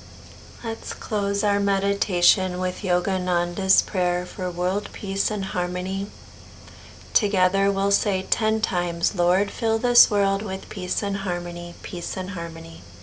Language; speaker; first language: English; native; English